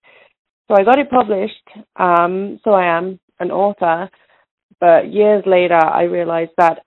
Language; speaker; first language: English; native; English